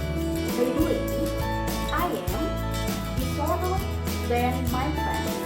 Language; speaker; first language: English; non-native, learner; Indonesian